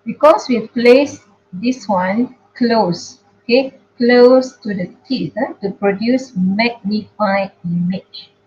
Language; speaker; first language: English; non-native, local second language; Malay